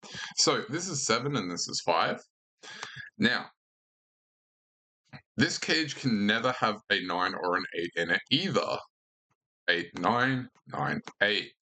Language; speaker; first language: English; native; English